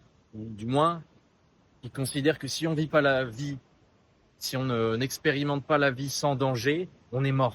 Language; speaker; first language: French; native; French